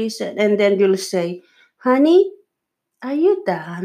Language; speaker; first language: English; non-native, local second language; Filipino